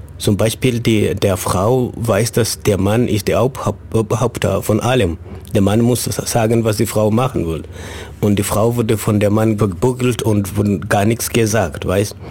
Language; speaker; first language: German; non-native, fluent; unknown